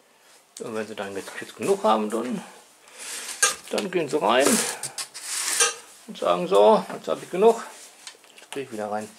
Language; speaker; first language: German; native; German